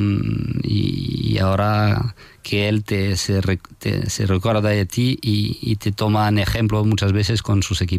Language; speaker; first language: Spanish; non-native, fluent; French